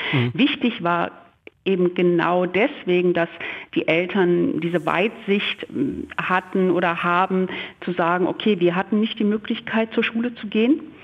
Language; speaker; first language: German; early bilingual, other home language; Turkish